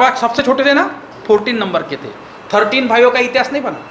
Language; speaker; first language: Hindi; non-native, local second language; Marathi